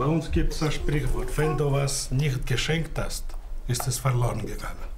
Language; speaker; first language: German; non-native, fluent; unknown